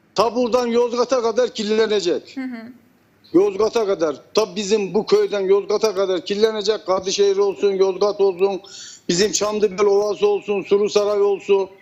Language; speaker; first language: Turkish; native; Turkish